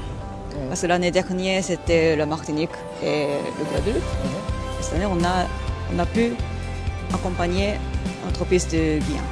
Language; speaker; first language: French; non-native, learner; Japanese